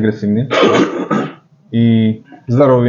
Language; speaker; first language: Russian; non-native, learner; Slovak